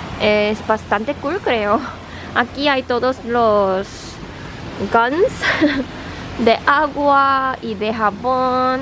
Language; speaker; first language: Spanish; non-native, learner; Korean